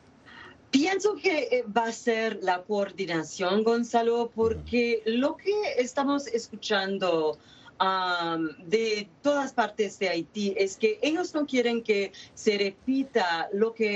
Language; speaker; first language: Spanish; non-native, fluent; Haitian Creole